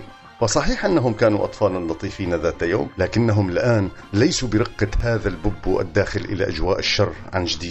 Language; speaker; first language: Arabic; native; Arabic